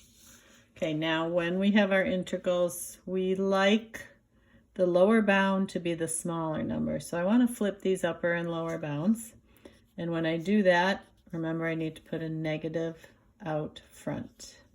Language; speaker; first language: English; native; English